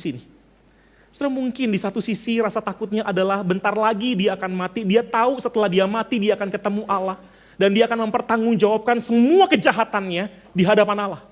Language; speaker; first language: Indonesian; native; Indonesian